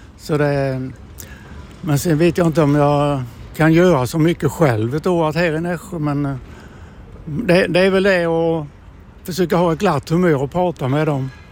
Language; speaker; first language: Swedish; native; Swedish